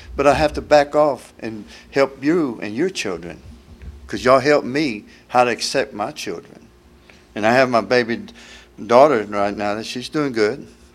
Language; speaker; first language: English; early bilingual, other home language; Spanish